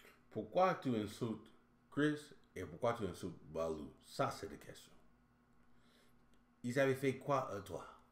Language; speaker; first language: French; non-native, fluent; English